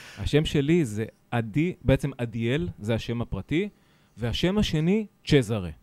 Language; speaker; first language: Hebrew; early bilingual, other home language; Italian